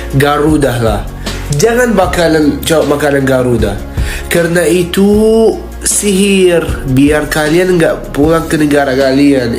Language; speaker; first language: Indonesian; non-native, fluent; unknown